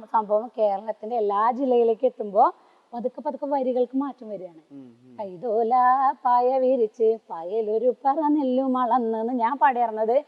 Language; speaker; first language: Malayalam; native; Malayalam